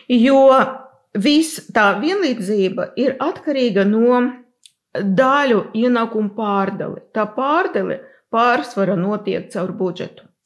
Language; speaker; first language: Latvian; non-native, local second language; Russian